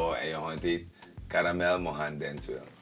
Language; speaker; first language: Dutch; native; Dutch